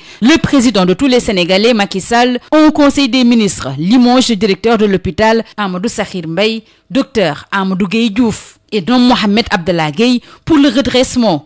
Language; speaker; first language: French; non-native, local second language; Wolof